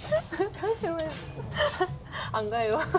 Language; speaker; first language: Korean; non-native, learner; Japanese